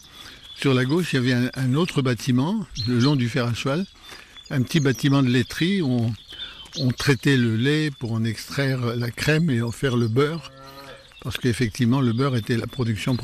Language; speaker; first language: French; native; French